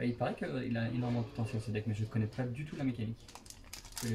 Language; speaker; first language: French; native; French